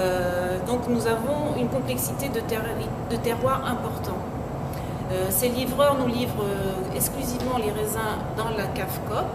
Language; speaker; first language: French; native; French